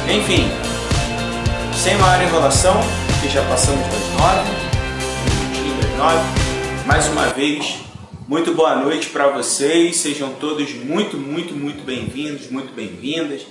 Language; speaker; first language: Portuguese; native; Portuguese